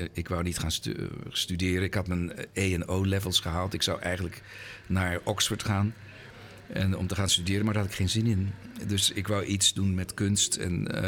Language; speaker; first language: Dutch; early bilingual, other home language; English